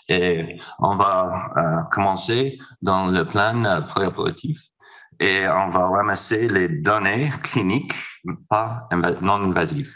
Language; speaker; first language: French; non-native, fluent; English